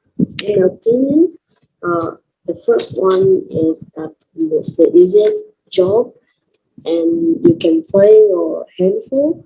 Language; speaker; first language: English; non-native, learner; Vietnamese